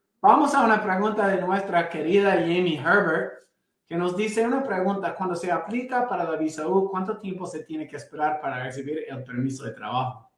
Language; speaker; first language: Spanish; non-native, fluent; English